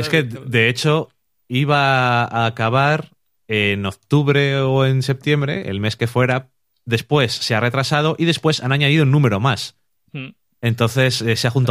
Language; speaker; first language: Spanish; native; Spanish